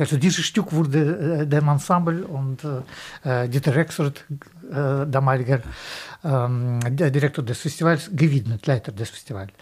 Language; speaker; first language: German; non-native, fluent; Russian